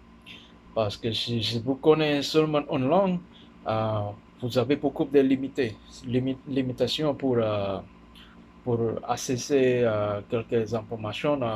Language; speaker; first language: French; non-native, learner; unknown